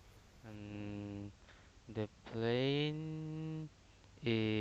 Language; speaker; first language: English; non-native, learner; Indonesian